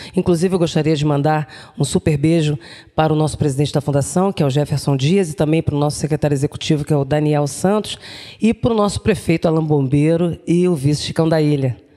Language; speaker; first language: Portuguese; native; Portuguese